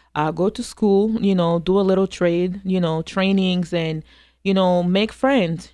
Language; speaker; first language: English; non-native, fluent; French